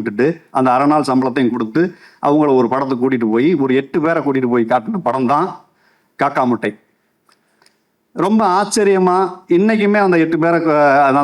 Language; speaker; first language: Tamil; native; Tamil